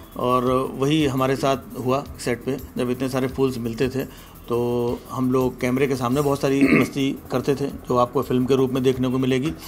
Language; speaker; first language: Hindi; native; Hindi